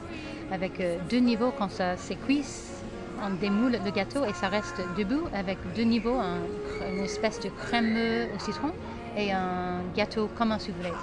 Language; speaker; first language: French; non-native, fluent; English